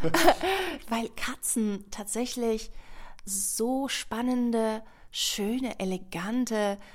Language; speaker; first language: German; non-native, fluent; Russian